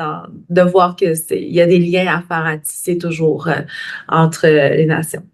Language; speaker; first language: French; native; French